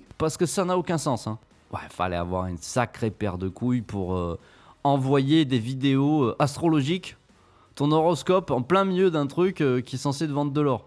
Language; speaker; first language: French; native; French